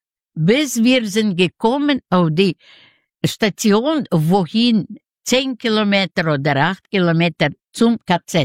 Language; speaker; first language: German; non-native, fluent; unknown